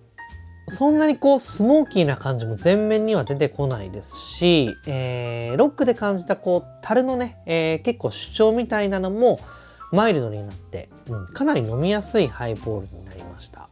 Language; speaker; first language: Japanese; native; Japanese